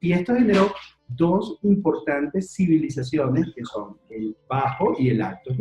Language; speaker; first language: Spanish; native; Spanish